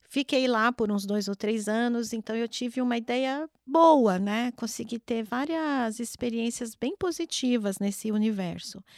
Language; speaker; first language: Portuguese; native; Portuguese